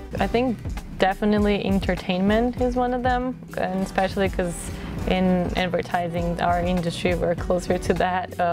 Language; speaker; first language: English; non-native, fluent; Portuguese